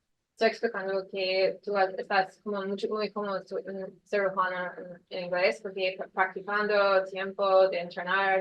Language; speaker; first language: Spanish; non-native, learner; English